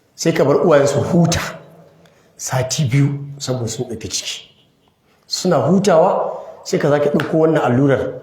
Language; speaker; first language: Hausa; native; Hausa